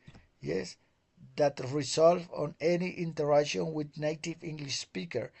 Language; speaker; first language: English; non-native, learner; Spanish